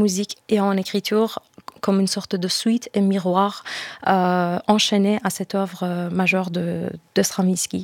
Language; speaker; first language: French; non-native, fluent; Persian